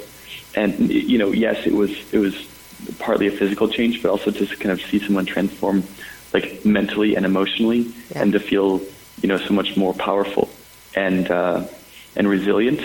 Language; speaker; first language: English; native; English